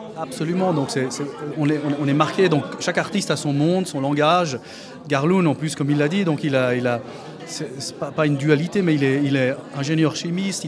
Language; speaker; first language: French; native; French